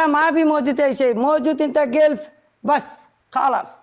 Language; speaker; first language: Arabic; non-native, learner; Bangla